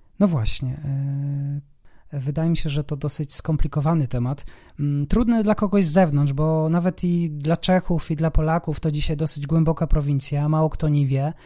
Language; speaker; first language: Polish; native; Polish